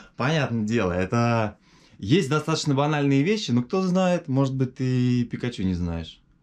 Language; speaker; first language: Russian; native; Russian